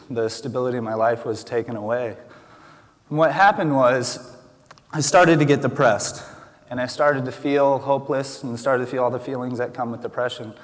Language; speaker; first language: English; native; English